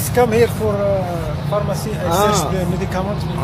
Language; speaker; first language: English; non-native, learner; Arabic